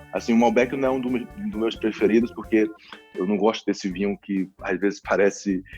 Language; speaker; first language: Portuguese; native; Portuguese